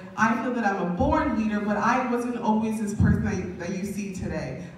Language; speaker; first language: English; native; English